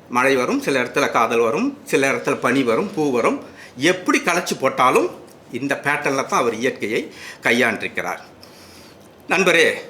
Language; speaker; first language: Tamil; native; Tamil